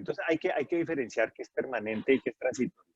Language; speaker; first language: Spanish; native; Spanish